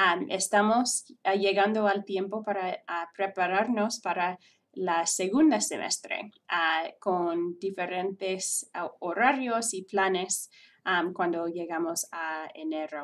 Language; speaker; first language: Spanish; non-native, fluent; English